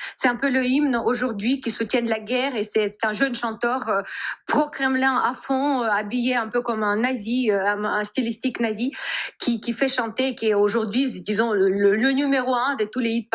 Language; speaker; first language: French; native; French